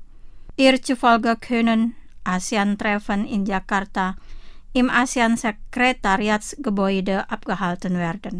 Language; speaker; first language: German; non-native, fluent; Indonesian